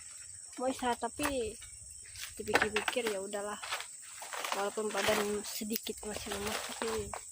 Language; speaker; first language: Indonesian; native; Indonesian